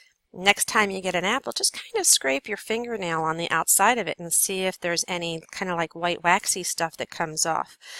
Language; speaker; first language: English; native; English